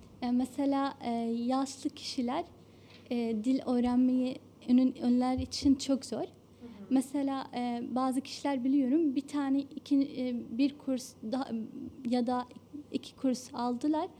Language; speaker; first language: Turkish; non-native, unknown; Arabic